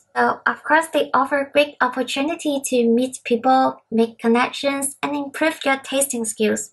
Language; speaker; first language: English; non-native, local second language; Cantonese